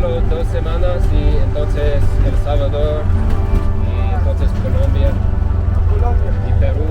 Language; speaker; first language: Spanish; non-native, learner; English